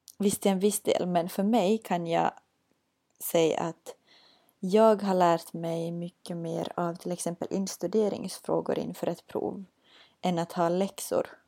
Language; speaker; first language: Swedish; native; Swedish